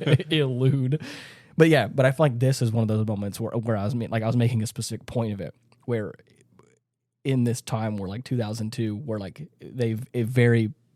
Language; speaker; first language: English; native; English